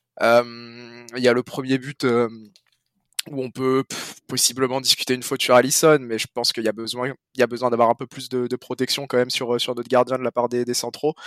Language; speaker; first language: French; native; French